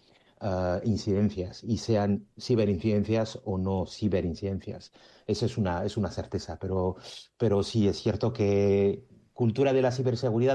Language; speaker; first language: Spanish; native; Spanish